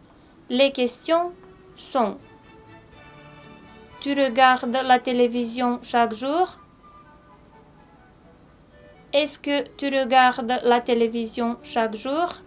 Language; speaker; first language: French; non-native, fluent; Romanian